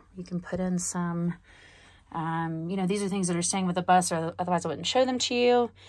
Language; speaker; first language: English; native; English